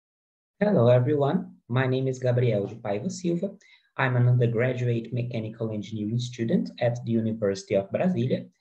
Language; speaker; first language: English; non-native, fluent; Portuguese